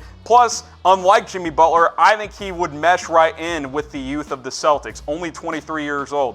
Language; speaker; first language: English; native; English